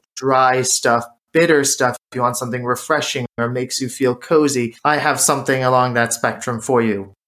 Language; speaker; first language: English; native; English